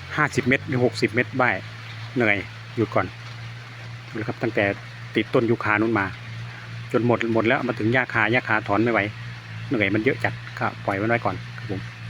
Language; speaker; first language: Thai; non-native, local second language; Northeastern Thai